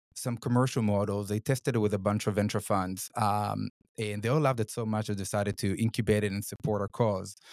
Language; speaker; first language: English; non-native, fluent; Hebrew